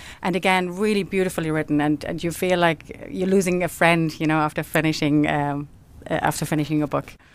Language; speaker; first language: English; non-native, fluent; German